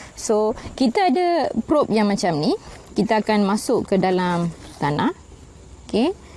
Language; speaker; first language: Malay; non-native, local second language; Tamil